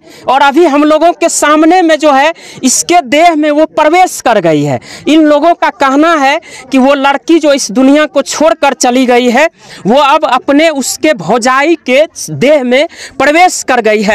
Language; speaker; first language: Hindi; non-native, local second language; Maithili